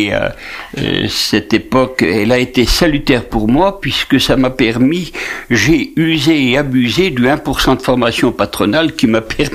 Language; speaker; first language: French; native; French